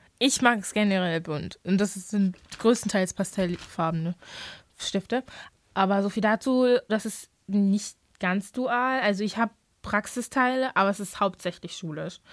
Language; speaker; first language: German; early bilingual, other home language; English